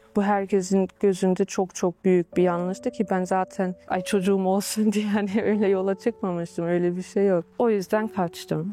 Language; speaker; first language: Turkish; early bilingual, heritage; Turkish